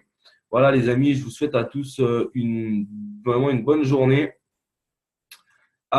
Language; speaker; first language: French; native; French